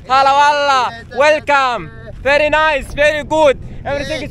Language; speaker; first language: English; non-native, learner; Arabic